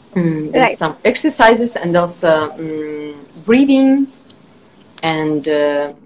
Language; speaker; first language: English; non-native, fluent; Russian